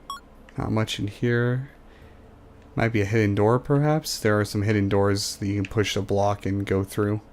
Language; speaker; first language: English; native; English